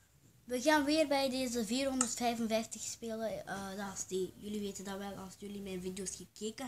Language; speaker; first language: Dutch; early bilingual, other home language; Turkish